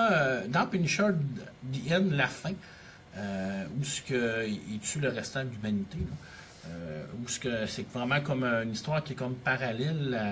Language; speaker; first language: French; native; French